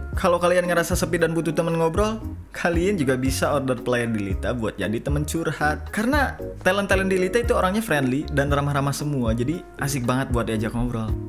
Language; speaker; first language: English; non-native, fluent; Indonesian